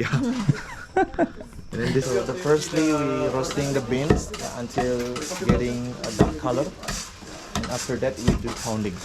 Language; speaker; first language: English; non-native, local second language; Indonesian